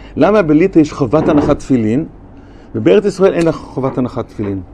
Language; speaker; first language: Hebrew; non-native, fluent; German